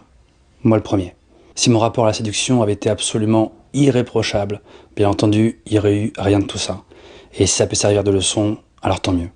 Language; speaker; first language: French; native; French